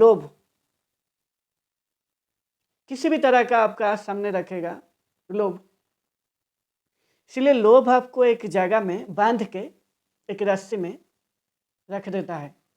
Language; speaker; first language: Hindi; non-native, local second language; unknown